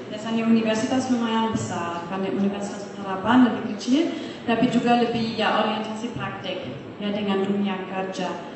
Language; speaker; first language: Indonesian; non-native, fluent; German